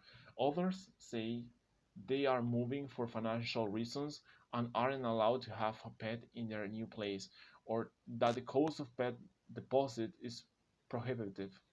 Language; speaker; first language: English; non-native, fluent; Spanish